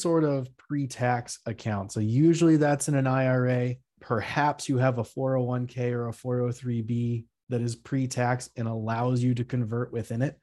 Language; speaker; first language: English; native; English